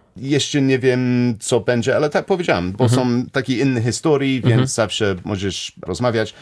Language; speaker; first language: Polish; non-native, learner; English